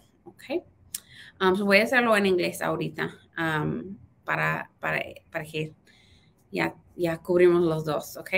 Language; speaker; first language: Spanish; early bilingual, heritage; Spanish